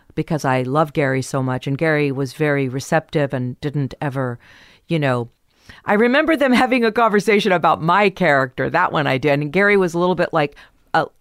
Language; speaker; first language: English; native; English